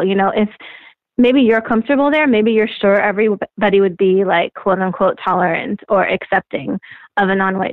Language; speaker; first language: English; native; English